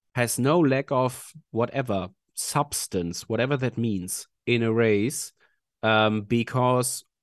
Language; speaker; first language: English; non-native, fluent; German